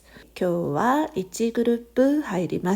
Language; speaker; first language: Japanese; non-native, fluent; Korean